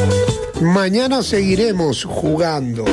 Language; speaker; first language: Spanish; native; Spanish